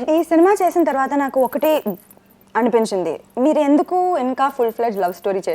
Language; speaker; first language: Telugu; non-native, fluent; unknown